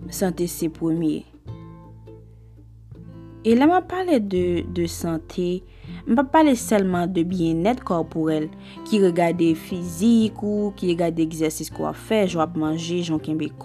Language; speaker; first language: French; non-native, local second language; Haitian Creole